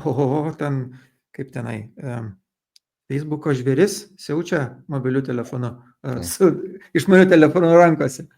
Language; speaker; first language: Lithuanian; native; Lithuanian